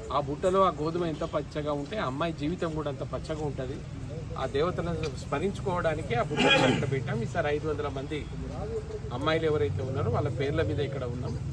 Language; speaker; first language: Telugu; non-native, local second language; Lambadi